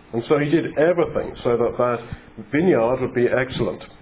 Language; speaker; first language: English; native; English